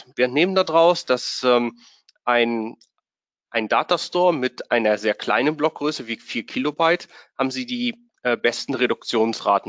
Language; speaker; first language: German; native; German